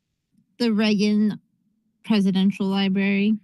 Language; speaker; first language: English; native; English